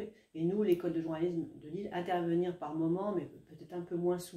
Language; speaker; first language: French; native; French